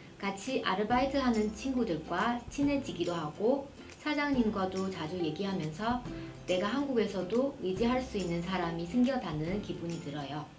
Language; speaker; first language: Korean; non-native, fluent; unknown